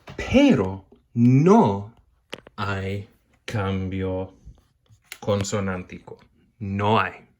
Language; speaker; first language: Spanish; non-native, fluent; English